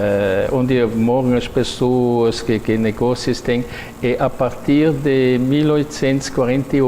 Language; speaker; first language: Portuguese; non-native, fluent; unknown